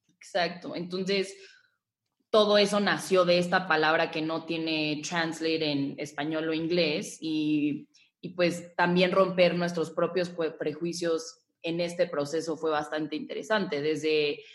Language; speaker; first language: Spanish; native; Spanish